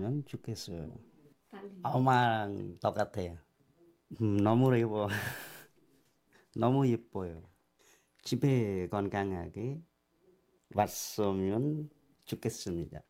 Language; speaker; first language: Korean; non-native, learner; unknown